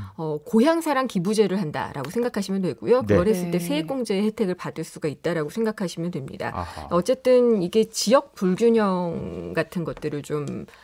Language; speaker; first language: Korean; native; Korean